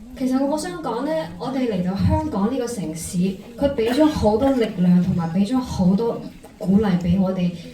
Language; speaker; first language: Cantonese; non-native, fluent; Chinese